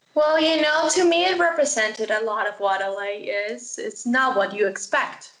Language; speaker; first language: English; non-native, fluent; Spanish